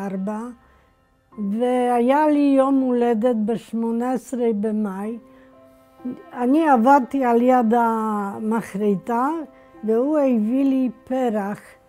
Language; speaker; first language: Hebrew; non-native, fluent; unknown